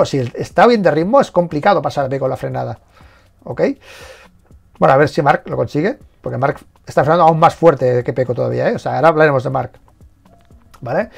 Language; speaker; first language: Spanish; native; Spanish